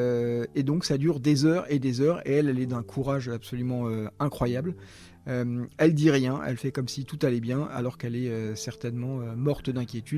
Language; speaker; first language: French; native; French